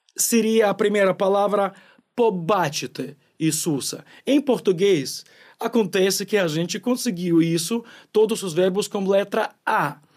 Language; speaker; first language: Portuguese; non-native, fluent; Ukrainian